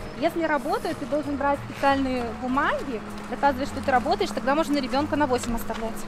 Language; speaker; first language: Russian; native; Russian